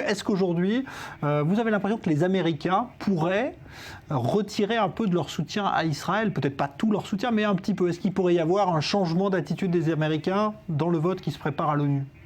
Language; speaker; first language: French; native; French